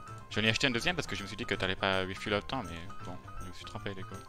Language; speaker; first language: French; native; French